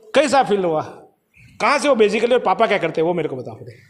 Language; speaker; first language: Hindi; non-native, local second language; Gujarati